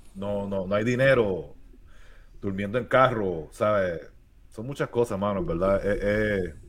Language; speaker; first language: Spanish; native; Spanish